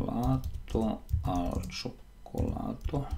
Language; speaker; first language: Italian; non-native, learner; Slovak